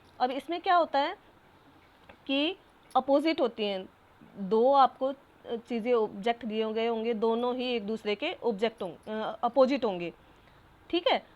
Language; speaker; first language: Hindi; native; Hindi